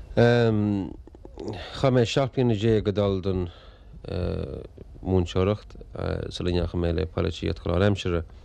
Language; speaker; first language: Irish; native; Irish